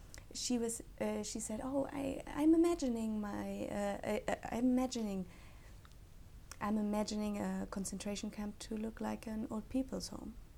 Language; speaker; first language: English; non-native, fluent; German